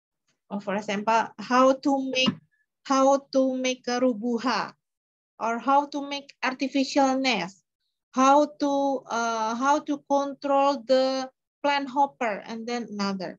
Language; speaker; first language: English; non-native, learner; Indonesian